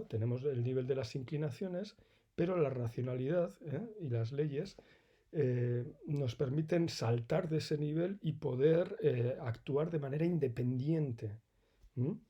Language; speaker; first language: Spanish; native; Spanish